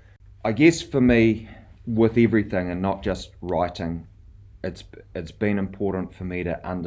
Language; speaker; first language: English; native; English